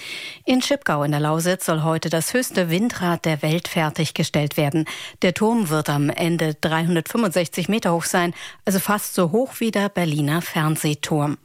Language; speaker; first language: German; native; German